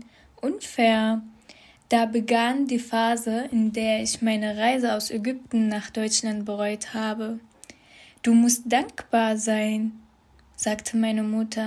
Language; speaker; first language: German; non-native, fluent; Arabic